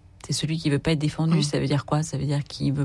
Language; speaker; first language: French; native; French